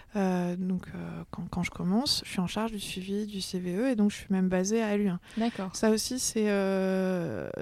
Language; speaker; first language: French; native; French